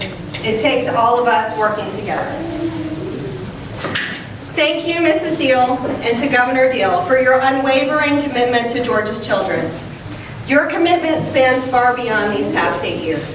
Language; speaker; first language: English; native; English